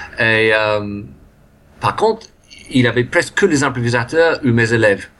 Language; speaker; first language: French; non-native, fluent; English